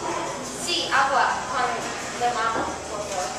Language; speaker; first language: Spanish; non-native, learner; English